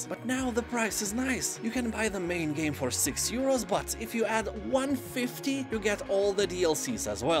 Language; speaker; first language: English; non-native, fluent; Lithuanian